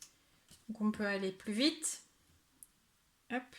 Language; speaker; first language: French; native; French